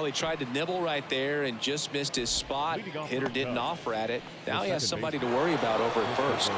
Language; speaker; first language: English; native; English